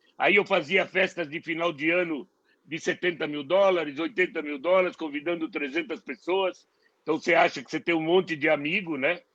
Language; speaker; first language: Portuguese; non-native, fluent; Hebrew